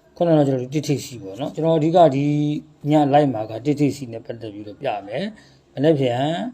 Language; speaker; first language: Burmese; native; Burmese